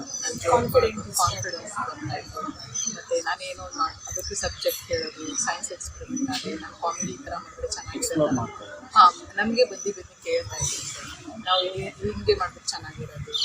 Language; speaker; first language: Kannada; non-native, local second language; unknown